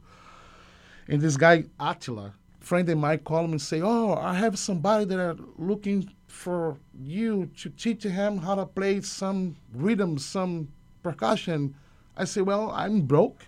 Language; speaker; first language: English; non-native, learner; Portuguese